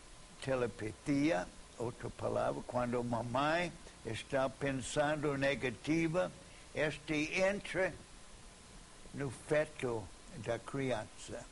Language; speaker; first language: Portuguese; non-native, fluent; English